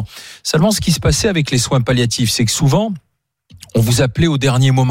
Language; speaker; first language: French; native; French